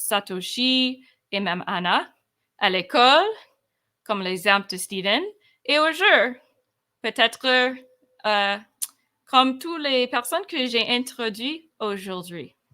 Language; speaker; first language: French; non-native, fluent; English